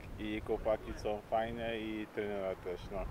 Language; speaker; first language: Polish; non-native, learner; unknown